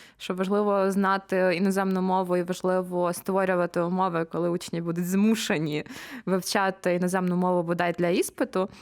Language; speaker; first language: Ukrainian; native; Ukrainian